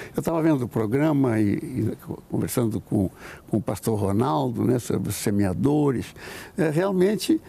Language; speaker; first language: Portuguese; native; Portuguese